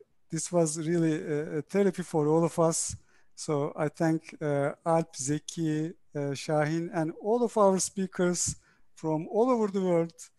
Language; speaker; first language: English; non-native, fluent; Turkish